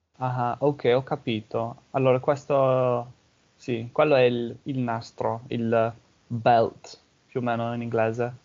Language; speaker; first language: Italian; non-native, fluent; English